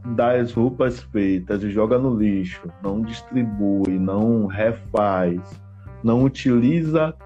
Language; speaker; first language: Portuguese; native; Portuguese